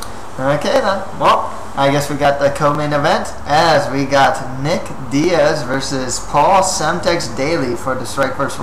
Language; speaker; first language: English; native; English